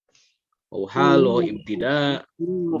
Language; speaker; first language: Arabic; non-native, fluent; Indonesian